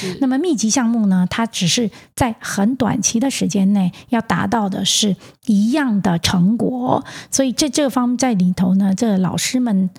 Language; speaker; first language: Chinese; native; Chinese